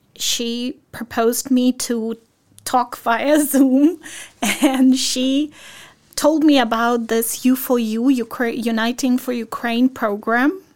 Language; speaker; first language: English; non-native, fluent; Ukrainian